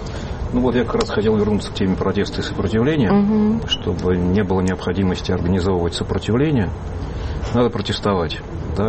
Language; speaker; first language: Russian; native; Russian